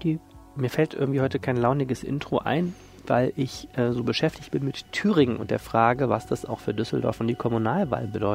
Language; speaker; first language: German; native; German